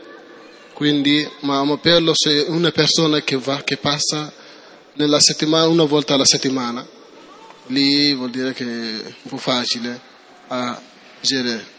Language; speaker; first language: Italian; non-native, learner; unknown